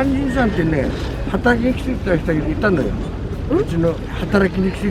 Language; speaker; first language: Japanese; native; Japanese